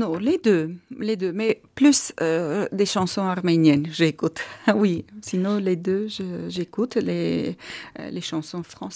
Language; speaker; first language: French; non-native, fluent; Armenian